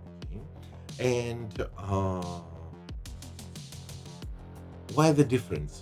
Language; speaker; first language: English; non-native, fluent; Greek